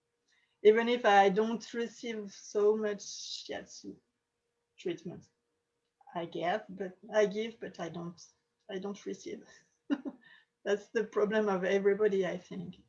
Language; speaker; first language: English; non-native, learner; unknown